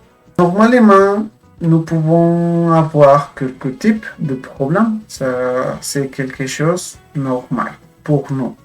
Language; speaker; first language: French; non-native, fluent; Spanish